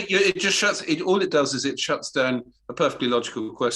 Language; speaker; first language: English; native; English